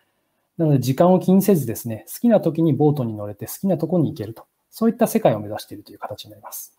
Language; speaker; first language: Japanese; native; Japanese